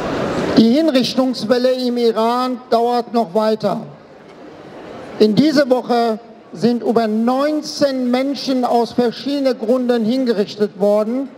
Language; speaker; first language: German; non-native, fluent; Persian